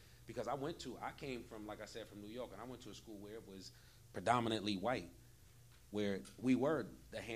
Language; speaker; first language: English; native; English